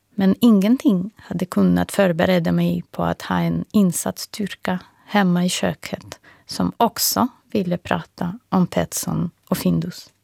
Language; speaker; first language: Swedish; non-native, fluent; Russian